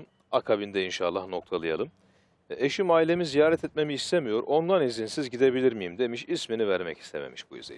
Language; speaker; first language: Turkish; native; Turkish